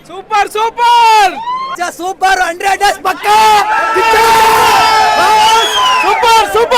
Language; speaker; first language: Kannada; native; Kannada